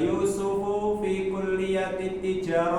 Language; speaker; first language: Arabic; non-native, fluent; Indonesian